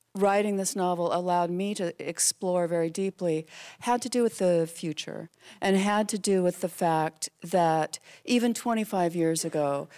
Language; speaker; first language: English; native; English